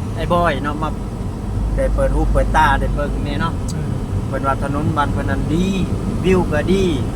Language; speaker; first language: Thai; native; Thai